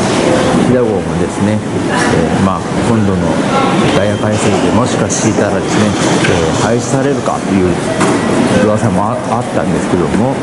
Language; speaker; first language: Japanese; native; Japanese